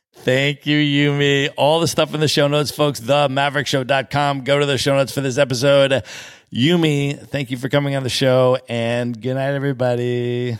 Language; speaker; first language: English; native; English